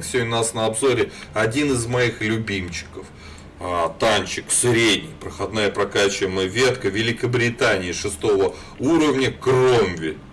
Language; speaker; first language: Russian; native; Russian